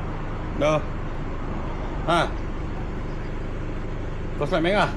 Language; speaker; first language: Malay; native; Malay